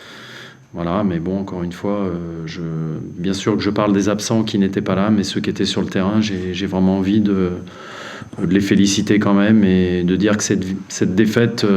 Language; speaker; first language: French; native; French